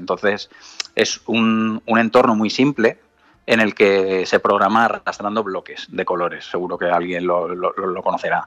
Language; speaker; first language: Spanish; native; Spanish